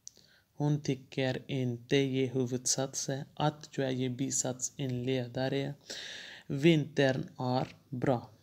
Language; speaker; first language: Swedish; non-native, fluent; Urdu